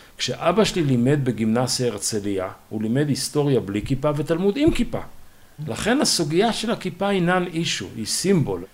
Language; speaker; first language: Hebrew; native; Hebrew